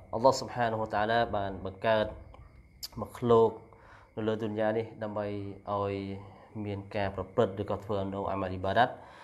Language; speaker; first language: Khmer; non-native, local second language; Eastern Cham